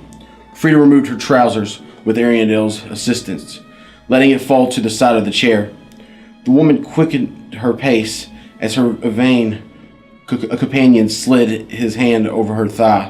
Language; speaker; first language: English; native; English